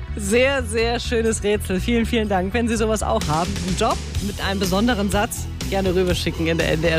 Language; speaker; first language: German; native; German